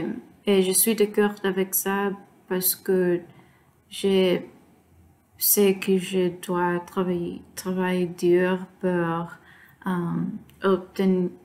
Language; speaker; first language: French; non-native, learner; Spanish